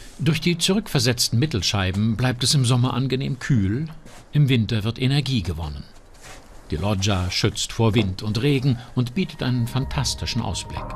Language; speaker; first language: German; native; German